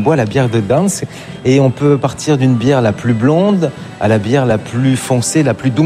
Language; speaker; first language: French; native; French